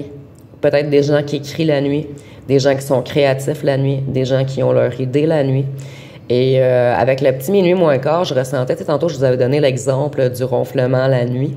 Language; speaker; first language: French; native; French